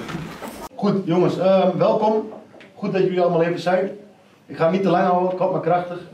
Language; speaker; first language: Dutch; native; Dutch